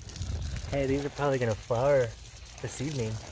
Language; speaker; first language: English; native; English